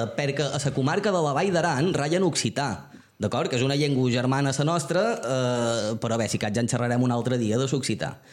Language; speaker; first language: Catalan; native; Catalan